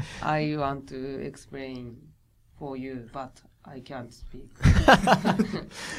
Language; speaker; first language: English; non-native, learner; Japanese